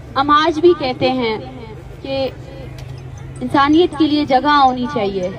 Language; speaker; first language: Urdu; non-native, local second language; Baluchi